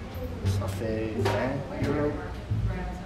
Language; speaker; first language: French; non-native, learner; English